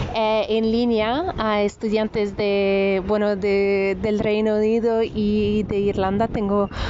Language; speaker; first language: Spanish; non-native, fluent; French